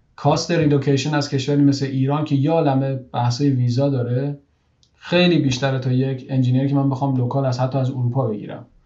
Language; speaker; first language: Persian; native; Persian